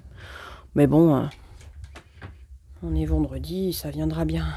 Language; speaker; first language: French; native; French